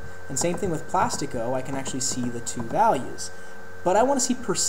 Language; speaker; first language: English; native; English